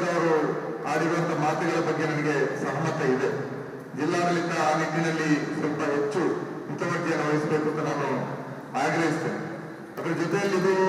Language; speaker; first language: Kannada; non-native, local second language; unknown